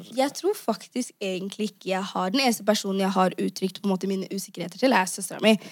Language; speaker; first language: Norwegian; native; Norwegian